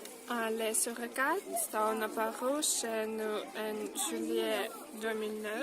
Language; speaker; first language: French; non-native, learner; Russian